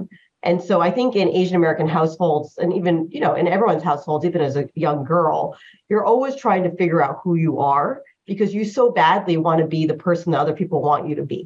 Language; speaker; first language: English; early bilingual, other home language; Chinese